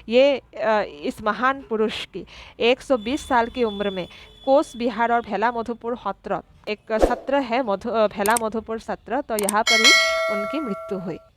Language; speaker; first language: Hindi; non-native, local second language; Assamese